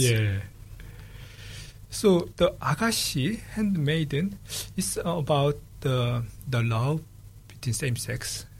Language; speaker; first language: English; non-native, fluent; Korean